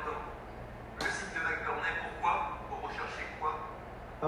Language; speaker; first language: French; native; French